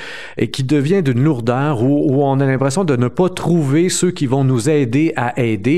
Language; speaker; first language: French; native; French